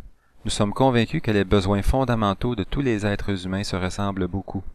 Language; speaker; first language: French; native; French